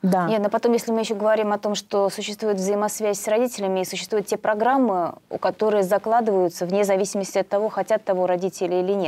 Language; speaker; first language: Russian; native; Russian